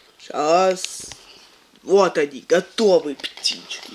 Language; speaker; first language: Russian; early bilingual, heritage; Russian